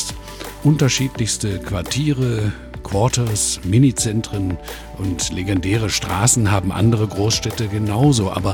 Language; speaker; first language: German; native; German